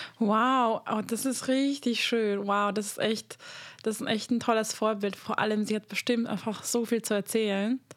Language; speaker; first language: German; non-native, fluent; Hungarian